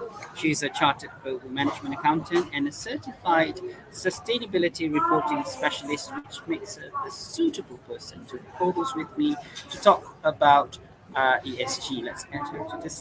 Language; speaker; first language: English; non-native, local second language; Malay